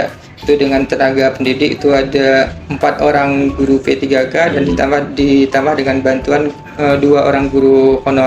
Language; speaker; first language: Indonesian; native; Indonesian